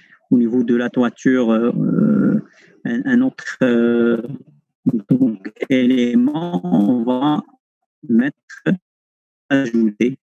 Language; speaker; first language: French; non-native, local second language; Arabic